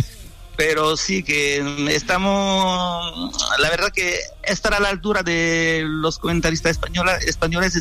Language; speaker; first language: Spanish; non-native, fluent; French